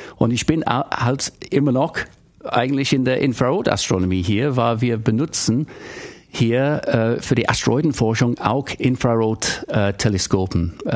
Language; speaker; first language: German; non-native, fluent; English